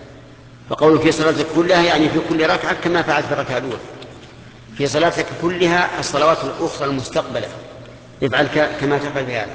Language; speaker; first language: Arabic; native; Arabic